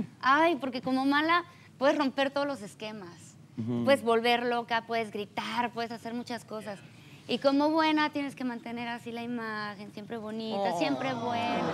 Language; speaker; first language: Spanish; native; Spanish